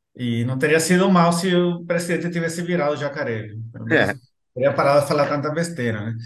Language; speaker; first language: Portuguese; non-native, fluent; Spanish